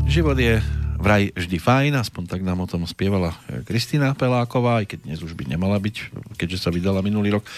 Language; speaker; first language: Slovak; native; Slovak